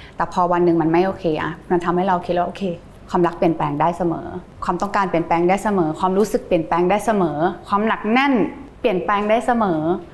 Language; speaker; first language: Thai; early bilingual, heritage; Thai